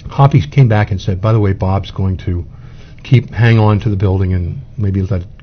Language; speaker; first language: English; native; English